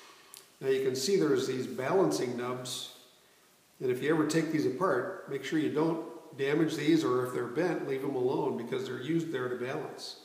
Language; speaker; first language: English; native; English